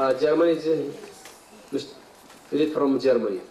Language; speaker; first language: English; non-native, local second language; Marathi